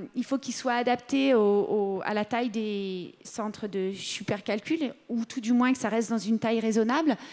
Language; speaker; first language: French; native; French